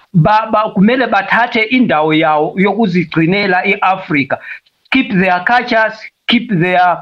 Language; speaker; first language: Zulu; non-native, fluent; Tumbuka